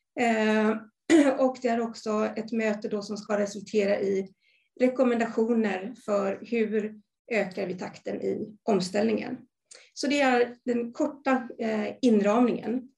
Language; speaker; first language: Swedish; native; Swedish